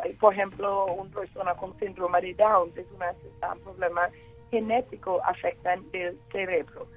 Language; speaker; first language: Spanish; non-native, learner; English